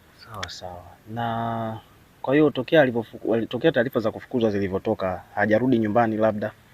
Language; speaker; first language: Swahili; native; Swahili